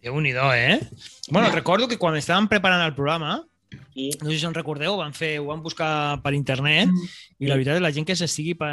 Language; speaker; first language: Catalan; native; Catalan